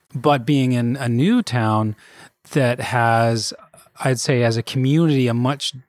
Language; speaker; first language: English; native; English